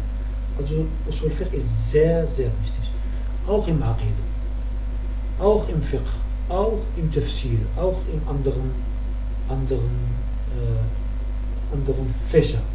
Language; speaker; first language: German; non-native, learner; Arabic